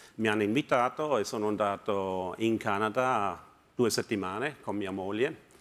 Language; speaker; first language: Italian; non-native, fluent; German